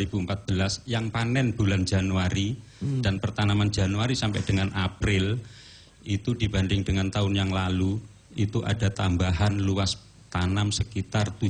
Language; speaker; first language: Indonesian; non-native, local second language; Javanese